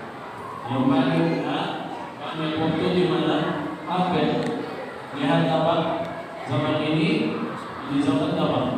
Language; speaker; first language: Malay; non-native, learner; Arabic